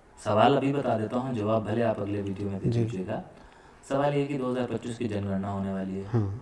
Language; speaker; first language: Hindi; non-native, local second language; Saraiki